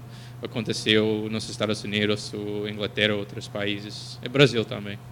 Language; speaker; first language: Portuguese; non-native, fluent; English